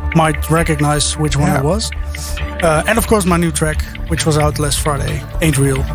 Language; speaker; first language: English; non-native, fluent; Dutch